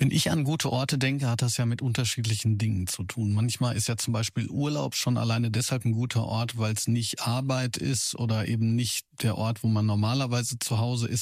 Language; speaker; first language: German; native; German